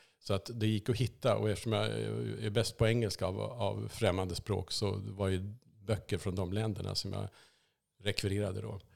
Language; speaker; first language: Swedish; native; Swedish